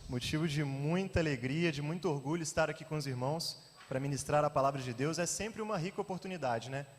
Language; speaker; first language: Portuguese; native; Portuguese